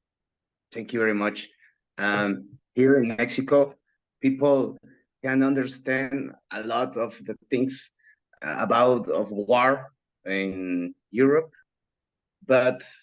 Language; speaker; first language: English; non-native, learner; Spanish